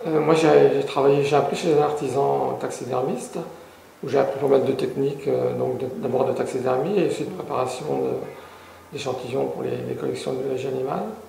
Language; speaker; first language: French; native; French